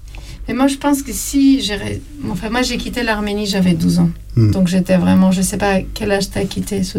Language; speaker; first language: French; non-native, fluent; Armenian